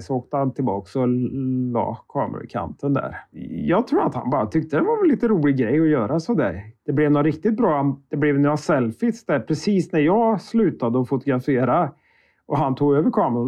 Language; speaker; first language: Swedish; native; Swedish